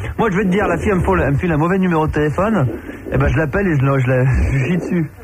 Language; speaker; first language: French; native; French